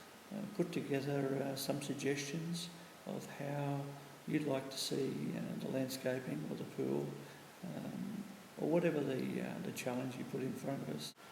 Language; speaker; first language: English; native; English